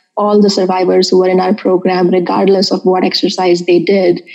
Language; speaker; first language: English; non-native, local second language; Marathi